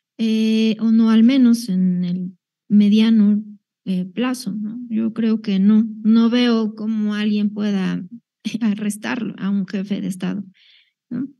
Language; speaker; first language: Spanish; native; Spanish